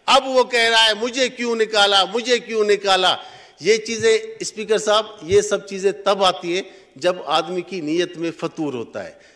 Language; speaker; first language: Urdu; non-native, local second language; Sindhi